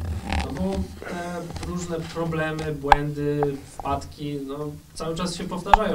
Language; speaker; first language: Polish; native; Polish